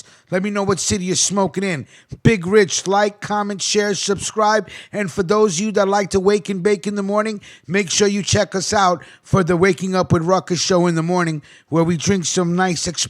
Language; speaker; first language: English; native; English